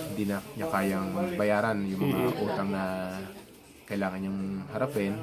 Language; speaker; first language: Filipino; native; Filipino